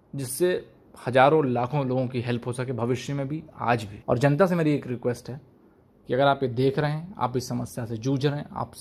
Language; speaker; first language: Hindi; native; Hindi